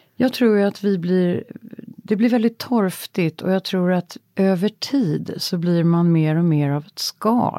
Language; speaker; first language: Swedish; native; Swedish